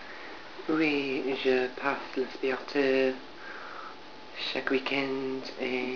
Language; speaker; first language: French; non-native, learner; English